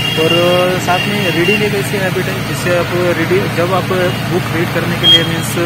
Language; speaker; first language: Hindi; non-native, local second language; Marathi